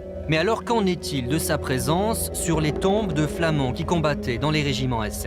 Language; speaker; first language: French; native; French